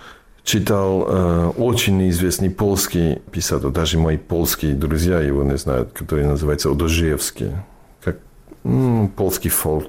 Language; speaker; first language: Russian; non-native, fluent; English